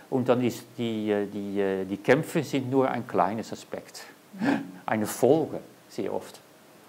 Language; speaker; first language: German; non-native, learner; Dutch